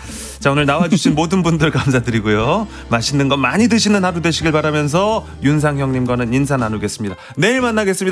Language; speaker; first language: Korean; native; Korean